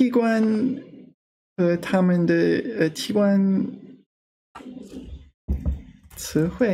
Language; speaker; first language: Chinese; non-native, learner; English